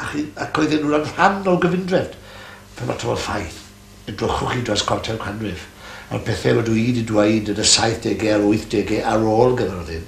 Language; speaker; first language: Welsh; native; Welsh